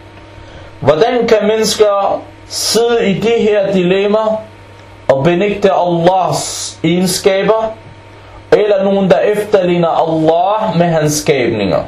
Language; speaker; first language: Danish; early bilingual, other home language; Arabic